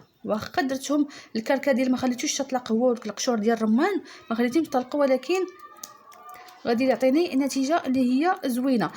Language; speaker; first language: Arabic; native; Arabic